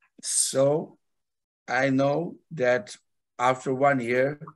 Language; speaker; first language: English; non-native, fluent; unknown